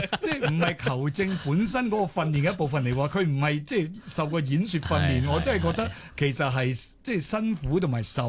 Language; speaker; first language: Cantonese; native; Cantonese